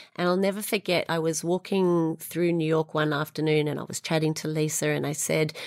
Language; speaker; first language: English; native; English